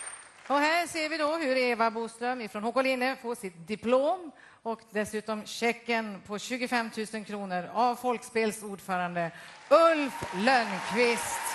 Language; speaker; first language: Swedish; native; Swedish